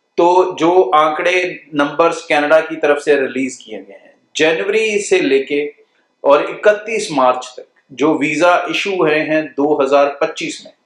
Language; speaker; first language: Hindi; non-native, local second language; Punjabi